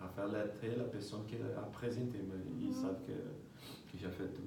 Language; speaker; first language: French; non-native, learner; Portuguese